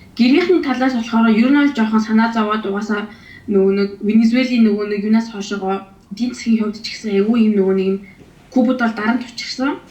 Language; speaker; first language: Mongolian; native; Mongolian